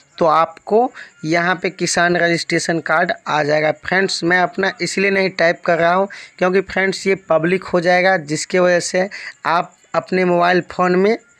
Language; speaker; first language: Hindi; native; Hindi